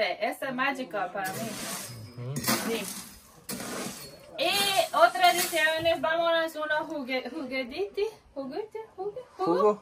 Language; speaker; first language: Spanish; non-native, learner; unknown